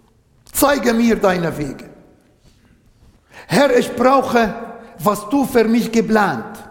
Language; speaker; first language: German; non-native, fluent; Arabic